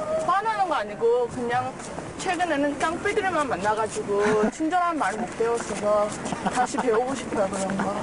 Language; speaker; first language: Korean; early bilingual, heritage; English